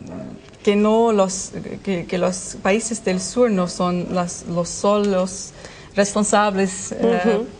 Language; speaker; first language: Spanish; non-native, fluent; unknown